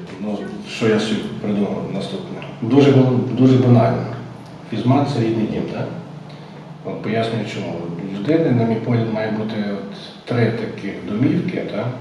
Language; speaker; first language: Ukrainian; native; Ukrainian